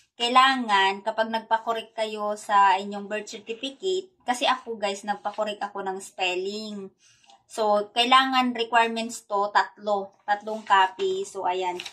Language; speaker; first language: Filipino; native; Filipino